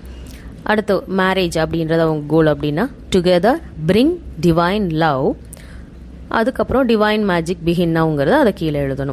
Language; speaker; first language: Tamil; native; Tamil